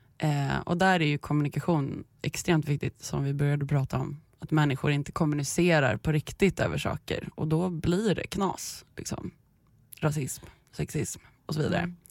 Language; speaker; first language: Swedish; native; Swedish